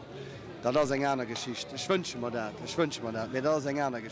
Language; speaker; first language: German; non-native, local second language; Luxembourgish